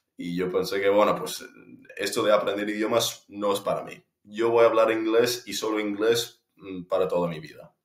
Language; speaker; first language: Spanish; non-native, fluent; English